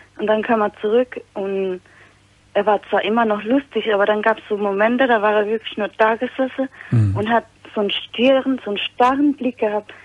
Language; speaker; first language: German; early bilingual, other home language; Italian